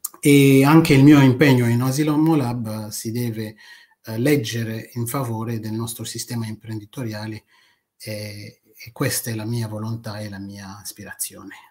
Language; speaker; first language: Italian; non-native, fluent; Kinyarwanda